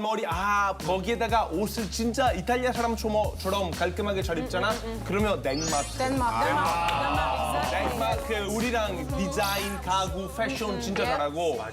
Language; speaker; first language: Korean; non-native, fluent; Italian